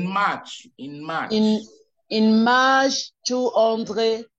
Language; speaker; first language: English; non-native, learner; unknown